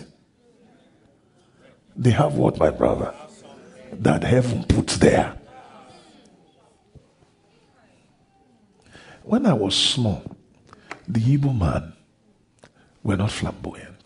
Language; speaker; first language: English; non-native, local second language; Yoruba